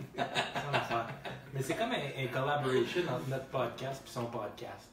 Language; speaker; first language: French; native; French